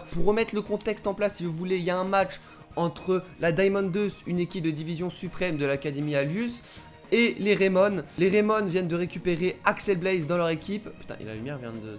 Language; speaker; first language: French; native; French